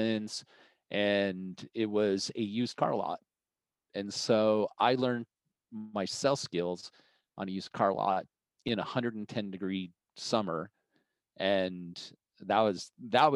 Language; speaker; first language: English; native; English